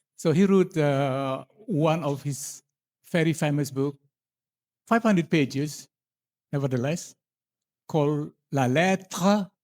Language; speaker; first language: English; non-native, fluent; Indonesian